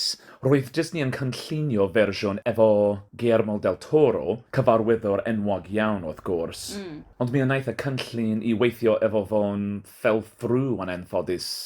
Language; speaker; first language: Welsh; non-native, learner; English